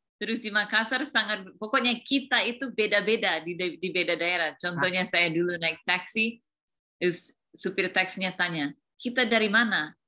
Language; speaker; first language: Indonesian; early bilingual, other home language; English